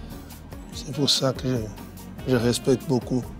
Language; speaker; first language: French; non-native, fluent; Portuguese